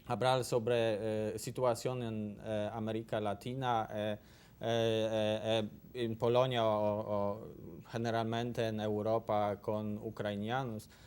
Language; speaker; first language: Spanish; non-native, learner; Polish